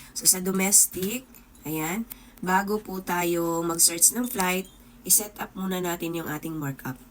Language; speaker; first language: Filipino; non-native, local second language; Cebuano